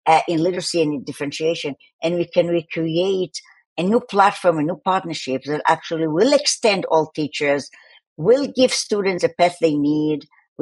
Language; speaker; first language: English; non-native, fluent; Hebrew